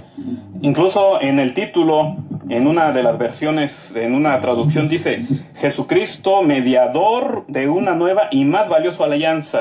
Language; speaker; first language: Spanish; native; Spanish